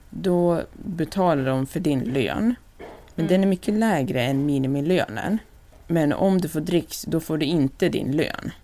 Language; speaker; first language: Swedish; native; Swedish